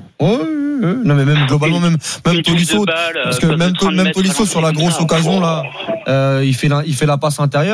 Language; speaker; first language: French; native; French